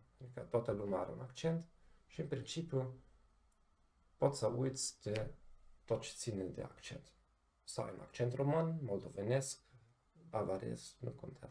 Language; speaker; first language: Romanian; non-native, fluent; German